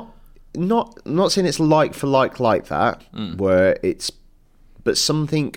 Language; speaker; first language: English; native; English